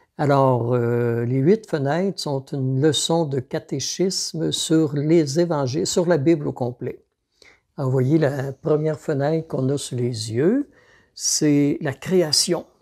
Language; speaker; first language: French; native; French